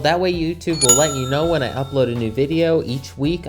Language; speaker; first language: English; native; English